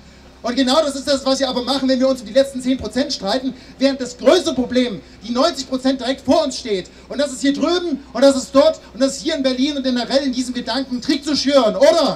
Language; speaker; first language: German; native; German